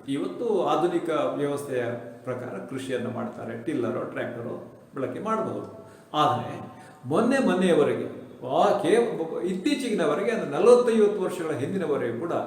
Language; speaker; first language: Kannada; non-native, local second language; Tulu